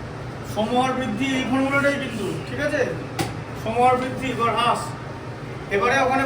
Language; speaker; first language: Bangla; native; Bangla